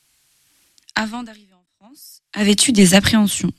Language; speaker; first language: French; native; French